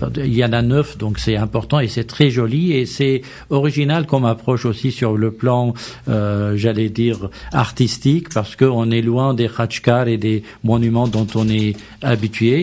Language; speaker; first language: French; native; French